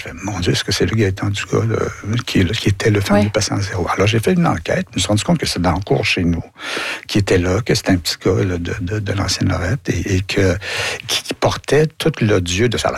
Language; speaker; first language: French; native; French